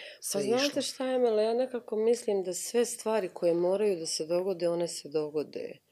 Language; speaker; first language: Croatian; native; Croatian